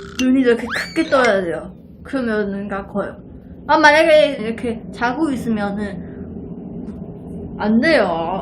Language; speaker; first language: Korean; non-native, learner; Chinese